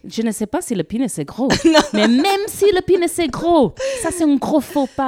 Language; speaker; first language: French; non-native, learner; English